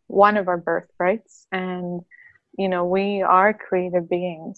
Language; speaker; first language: English; non-native, fluent; Spanish